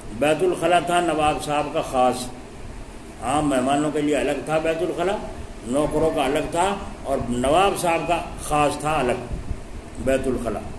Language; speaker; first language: Urdu; native; Urdu